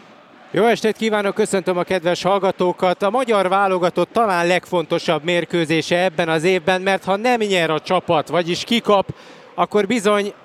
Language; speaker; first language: Hungarian; native; Hungarian